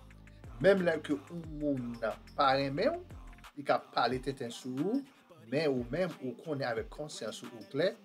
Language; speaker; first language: French; non-native, learner; Haitian Creole